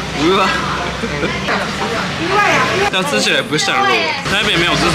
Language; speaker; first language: Chinese; non-native, fluent; Japanese